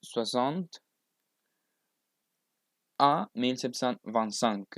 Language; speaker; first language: French; non-native, learner; Spanish